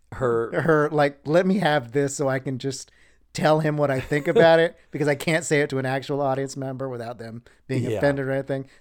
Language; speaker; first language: English; native; English